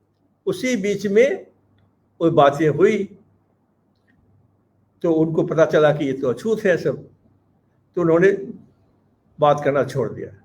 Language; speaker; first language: Hindi; native; Hindi